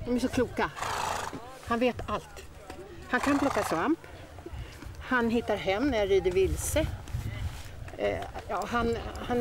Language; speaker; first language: Swedish; native; Swedish